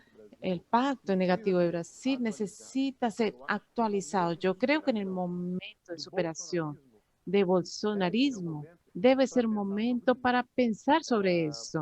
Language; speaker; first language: Spanish; non-native, fluent; Portuguese